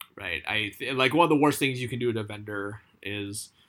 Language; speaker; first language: English; native; English